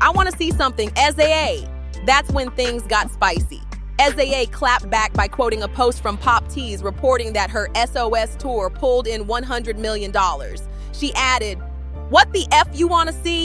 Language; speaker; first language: English; native; English